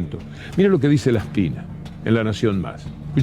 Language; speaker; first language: Spanish; native; Spanish